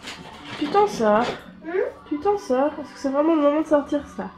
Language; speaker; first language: French; native; French